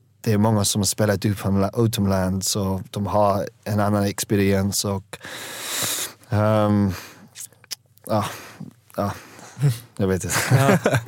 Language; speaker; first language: Swedish; non-native, learner; English